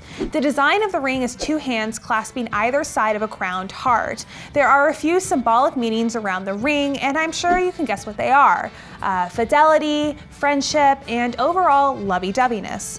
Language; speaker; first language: English; native; English